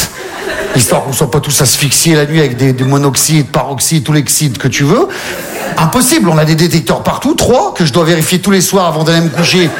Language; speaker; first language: French; native; French